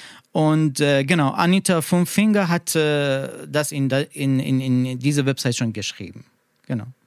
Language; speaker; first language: German; non-native, learner; Persian